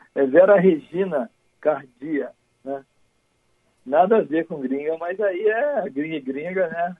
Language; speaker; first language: Portuguese; native; Portuguese